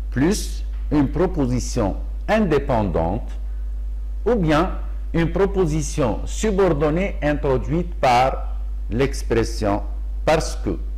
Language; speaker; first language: French; non-native, local second language; Arabic